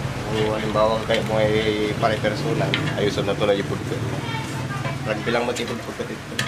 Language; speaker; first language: Filipino; non-native, local second language; Iloko